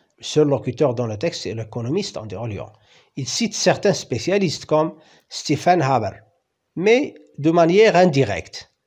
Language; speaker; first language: French; non-native, local second language; Arabic